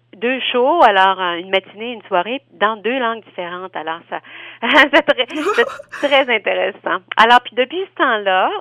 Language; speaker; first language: French; native; French